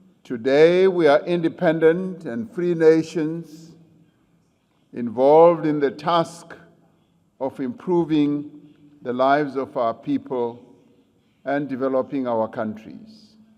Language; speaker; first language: English; non-native, local second language; Venda